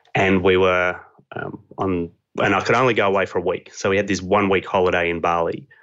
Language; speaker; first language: English; native; English